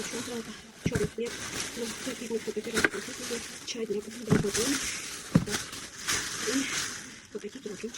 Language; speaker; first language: Russian; non-native, fluent; Armenian